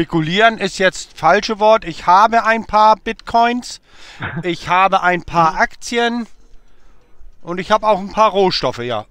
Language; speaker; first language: German; native; German